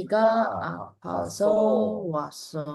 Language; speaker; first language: Korean; non-native, learner; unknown